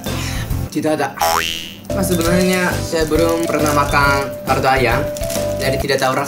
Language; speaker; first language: Indonesian; non-native, learner; Japanese